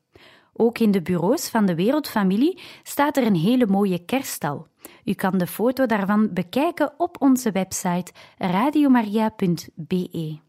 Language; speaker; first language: Dutch; native; Dutch